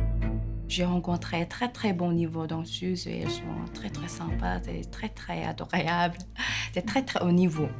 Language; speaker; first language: French; non-native, learner; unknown